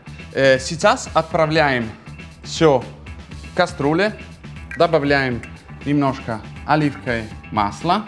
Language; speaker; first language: Russian; non-native, fluent; Italian